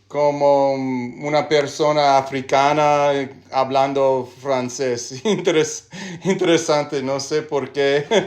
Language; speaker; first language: Spanish; non-native, learner; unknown